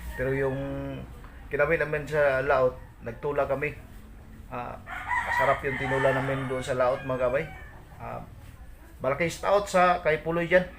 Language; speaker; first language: Filipino; non-native, local second language; Cebuano